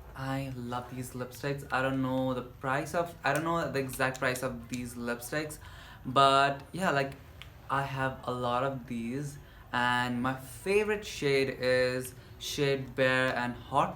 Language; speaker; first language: English; non-native, local second language; Nepali